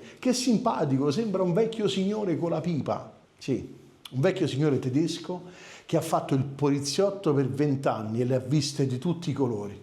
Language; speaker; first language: Italian; native; Italian